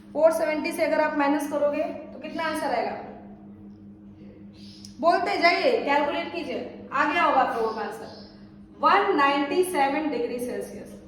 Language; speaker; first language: Hindi; native; Hindi